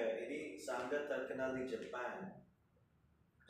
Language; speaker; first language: Indonesian; non-native, fluent; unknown